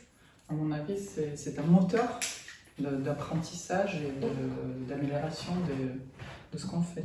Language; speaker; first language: French; non-native, fluent; Russian